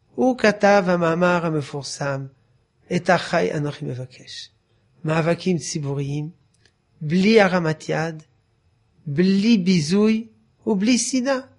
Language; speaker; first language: Hebrew; non-native, fluent; French